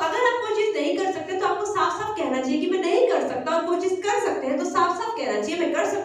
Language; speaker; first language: Hindi; native; Hindi